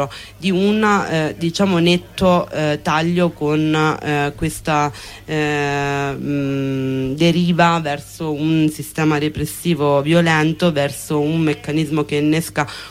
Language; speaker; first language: Italian; native; Italian